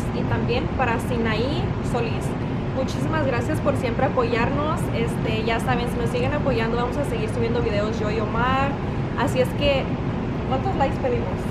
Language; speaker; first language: Spanish; native; Spanish